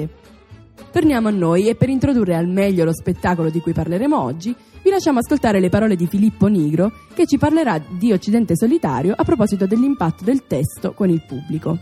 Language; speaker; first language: Italian; native; Italian